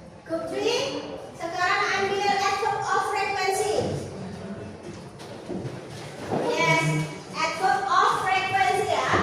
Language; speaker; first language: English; non-native, learner; Indonesian